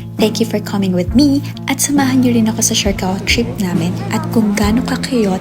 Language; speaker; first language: Filipino; native; Filipino